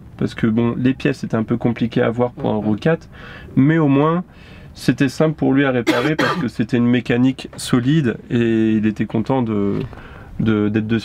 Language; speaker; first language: French; native; French